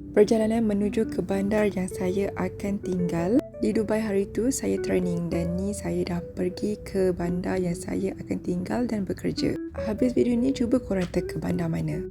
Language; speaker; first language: Malay; native; Malay